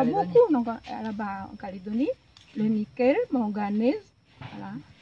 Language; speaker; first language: French; non-native, local second language; Javanese